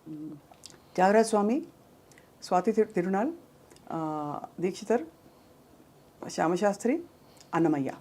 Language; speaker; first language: Telugu; native; Telugu